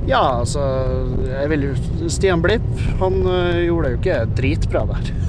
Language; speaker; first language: Norwegian; native; Norwegian